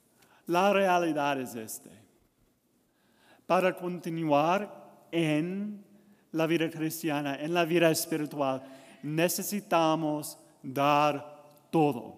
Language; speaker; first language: Spanish; non-native, learner; English